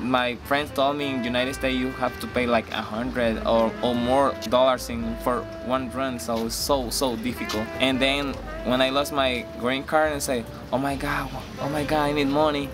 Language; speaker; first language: English; non-native, learner; Spanish